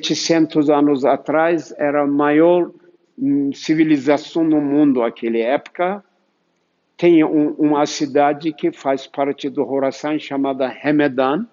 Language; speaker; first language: Portuguese; non-native, fluent; Turkish